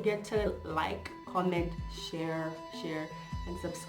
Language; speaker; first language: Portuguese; non-native, fluent; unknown